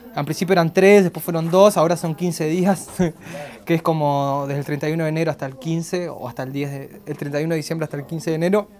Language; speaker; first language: Spanish; native; Spanish